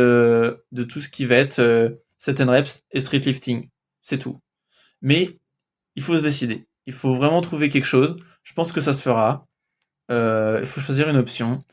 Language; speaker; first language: French; native; French